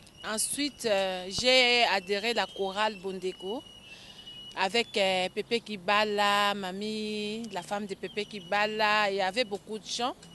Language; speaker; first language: French; non-native, local second language; Lingala